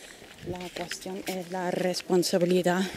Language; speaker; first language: Spanish; non-native, fluent; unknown